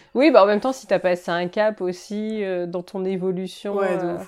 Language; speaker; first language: French; early bilingual, other home language; Japanese